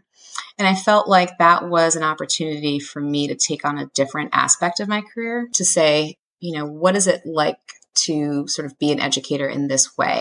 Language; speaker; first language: English; native; English